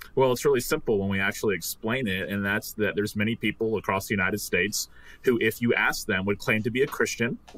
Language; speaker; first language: English; native; English